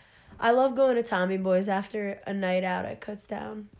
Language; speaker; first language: English; native; English